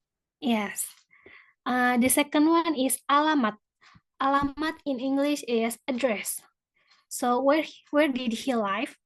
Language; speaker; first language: English; non-native, fluent; Indonesian